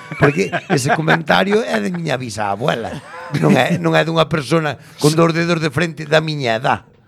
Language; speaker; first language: Galician; native; Galician